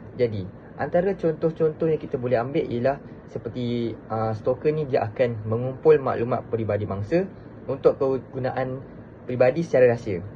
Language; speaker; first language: Malay; native; Malay